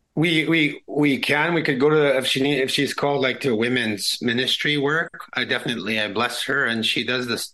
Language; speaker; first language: English; non-native, fluent; Cree